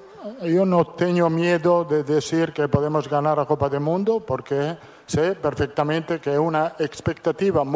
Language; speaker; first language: Portuguese; non-native, fluent; Italian